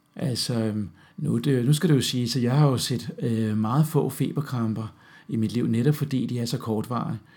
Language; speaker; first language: Danish; native; Danish